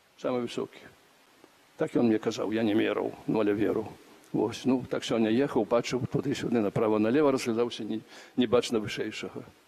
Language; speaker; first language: Belarusian; native; Belarusian